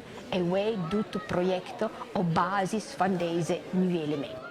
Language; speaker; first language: Dutch; non-native, learner; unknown